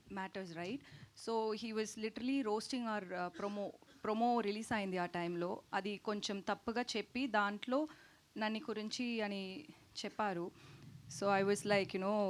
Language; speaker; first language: Telugu; non-native, fluent; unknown